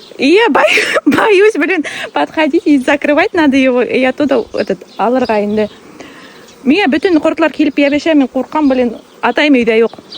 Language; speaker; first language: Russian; non-native, local second language; Bashkir